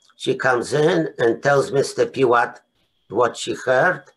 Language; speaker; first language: English; non-native, fluent; Polish